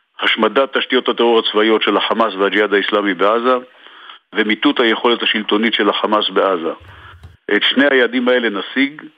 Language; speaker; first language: Hebrew; native; Hebrew